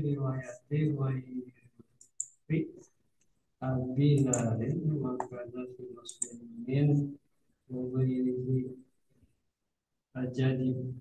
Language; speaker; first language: Arabic; non-native, learner; Indonesian